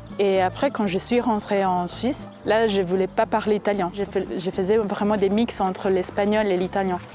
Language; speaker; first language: French; non-native, local second language; Italian